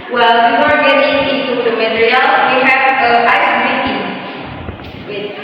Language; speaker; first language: English; non-native, learner; Indonesian